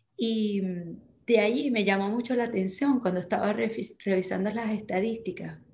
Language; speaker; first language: Spanish; native; Spanish